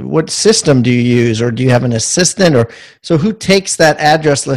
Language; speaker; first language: English; native; English